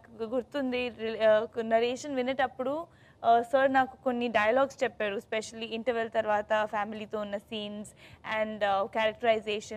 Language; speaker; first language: Telugu; non-native, learner; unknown